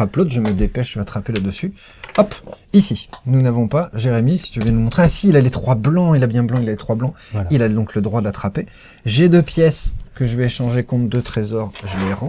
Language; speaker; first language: French; native; French